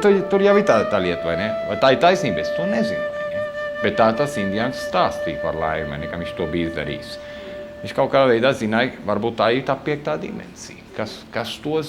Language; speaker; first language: Latvian; early bilingual, heritage; Latvian